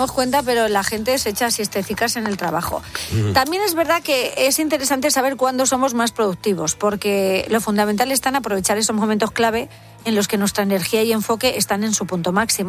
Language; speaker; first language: Spanish; native; Spanish